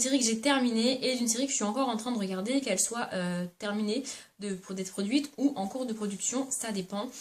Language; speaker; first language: French; native; French